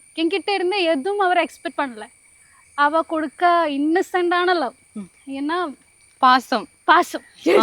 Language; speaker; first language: Tamil; non-native, learner; Malayalam